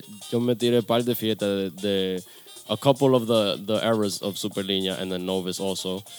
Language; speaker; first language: Spanish; early bilingual, heritage; Spanish